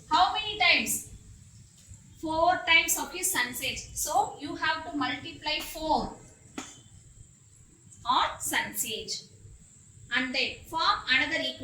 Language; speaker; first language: English; non-native, local second language; Tamil